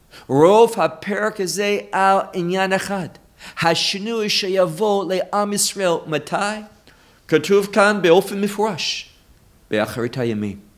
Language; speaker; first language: Hebrew; non-native, fluent; English